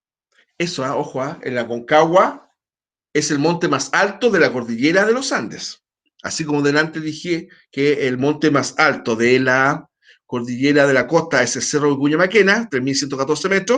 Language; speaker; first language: Spanish; native; Spanish